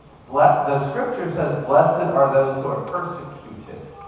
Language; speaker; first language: English; native; English